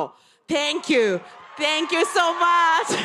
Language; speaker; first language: English; non-native, learner; Japanese